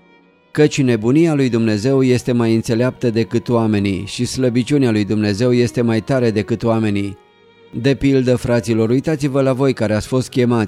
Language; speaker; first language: Romanian; native; Romanian